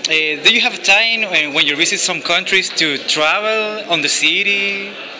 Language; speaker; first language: English; non-native, learner; Spanish